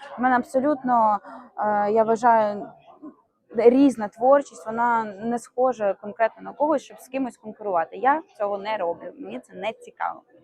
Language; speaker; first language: Ukrainian; native; Ukrainian